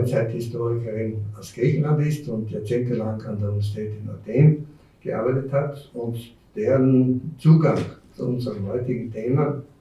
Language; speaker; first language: German; native; German